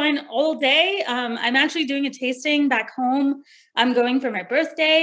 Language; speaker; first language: English; non-native, local second language; Hindi